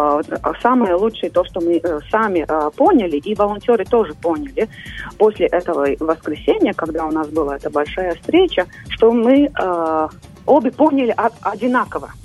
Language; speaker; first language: Russian; non-native, local second language; Latvian